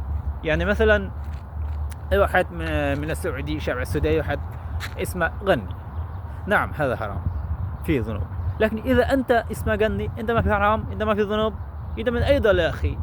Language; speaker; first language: Arabic; non-native, learner; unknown